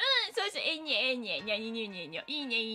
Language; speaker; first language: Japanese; native; Japanese